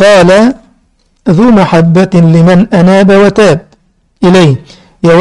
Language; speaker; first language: Arabic; native; Arabic